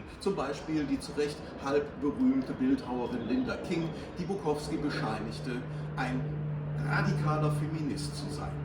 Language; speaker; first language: German; native; German